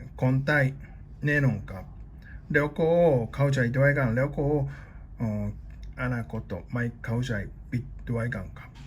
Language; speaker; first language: Thai; non-native, learner; Japanese